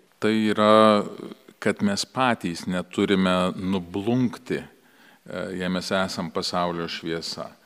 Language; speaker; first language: Lithuanian; early bilingual, heritage; Lithuanian